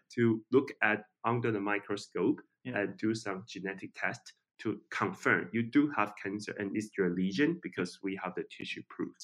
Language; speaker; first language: English; non-native, fluent; Chinese